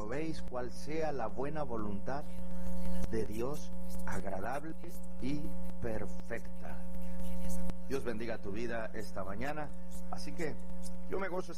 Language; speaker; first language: Spanish; native; Spanish